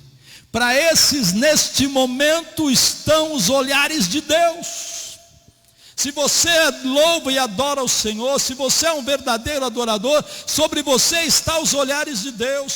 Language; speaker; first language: Portuguese; native; Portuguese